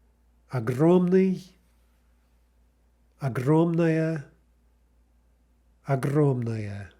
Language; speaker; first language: Russian; non-native, fluent; English